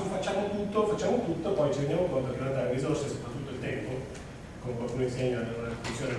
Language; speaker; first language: Italian; native; Italian